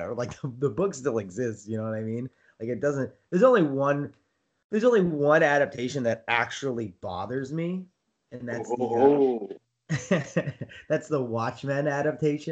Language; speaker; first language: English; native; English